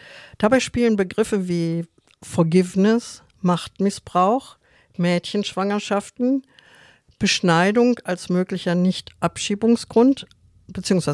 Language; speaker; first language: German; native; German